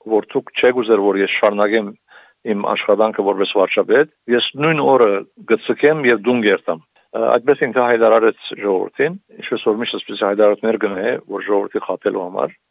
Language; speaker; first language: Armenian; native; Armenian